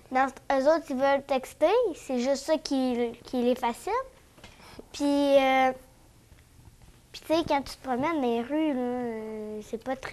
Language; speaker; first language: French; native; French